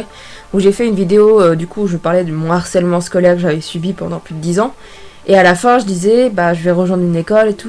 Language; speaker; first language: French; native; French